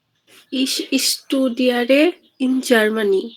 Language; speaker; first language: German; non-native, learner; Bangla